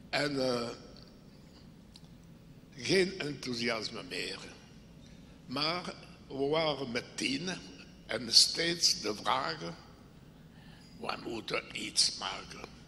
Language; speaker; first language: Dutch; non-native, local second language; French